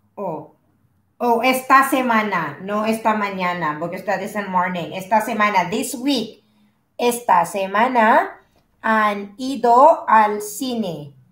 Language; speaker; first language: Spanish; non-native, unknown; Filipino